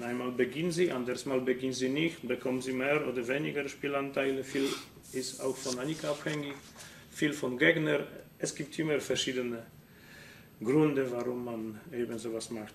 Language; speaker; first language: German; non-native, fluent; Polish